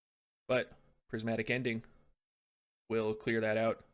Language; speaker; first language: English; native; English